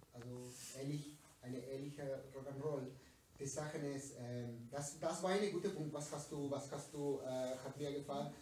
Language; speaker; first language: German; non-native, learner; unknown